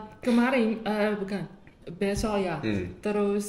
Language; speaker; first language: Indonesian; non-native, fluent; Chinese